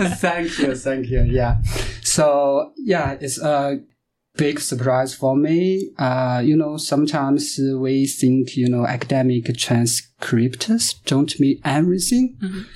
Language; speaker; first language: English; non-native, fluent; Chinese